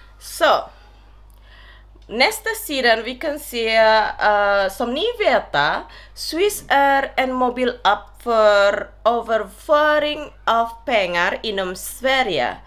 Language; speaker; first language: Swedish; non-native, learner; Indonesian